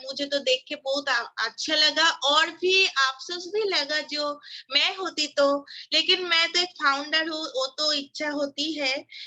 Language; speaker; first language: Hindi; non-native, local second language; Bangla